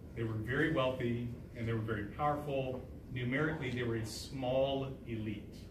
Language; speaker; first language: English; native; English